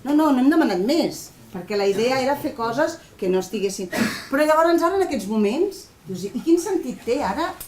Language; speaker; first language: Catalan; non-native, local second language; Spanish